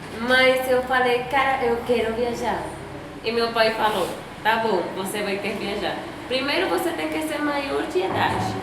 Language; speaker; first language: Portuguese; non-native, fluent; Spanish